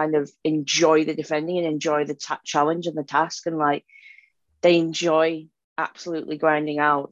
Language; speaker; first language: English; native; English